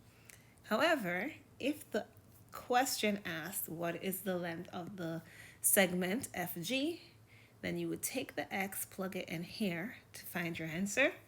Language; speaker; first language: English; native; English